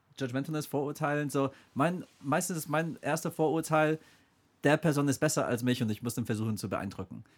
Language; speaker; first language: German; non-native, fluent; English